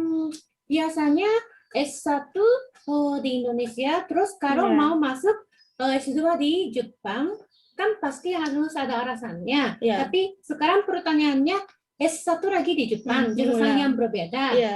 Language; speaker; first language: Indonesian; non-native, fluent; Japanese